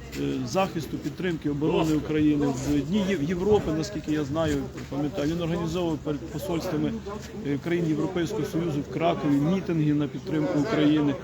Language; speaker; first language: Ukrainian; native; Ukrainian